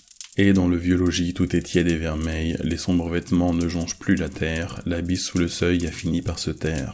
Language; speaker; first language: French; native; French